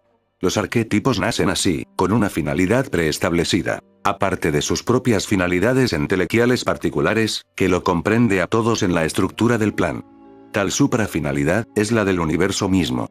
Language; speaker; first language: Spanish; native; Spanish